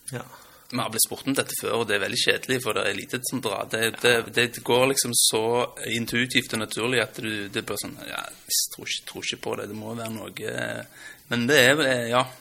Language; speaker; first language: Norwegian; native; Norwegian